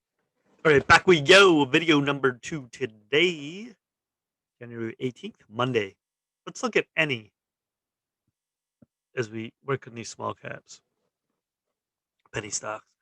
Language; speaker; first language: English; native; English